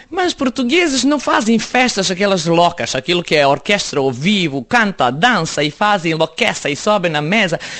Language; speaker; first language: Portuguese; non-native, fluent; Serbian